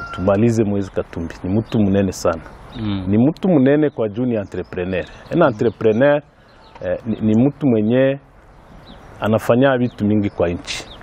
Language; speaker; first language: Swahili; native; Swahili